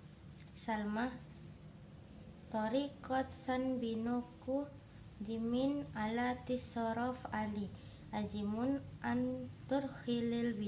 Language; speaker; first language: Arabic; non-native, learner; Indonesian